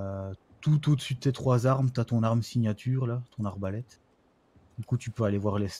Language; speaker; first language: French; native; French